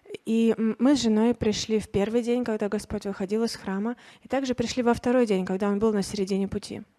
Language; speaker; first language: Russian; native; Russian